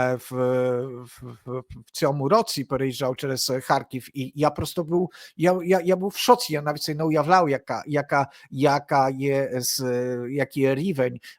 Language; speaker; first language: Polish; non-native, learner; Ukrainian